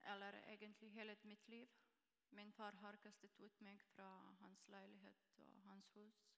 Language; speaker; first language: Norwegian; non-native, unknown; Croatian